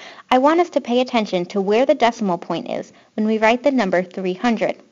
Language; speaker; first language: English; native; English